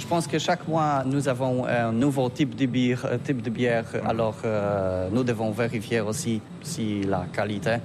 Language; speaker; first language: French; non-native, learner; Polish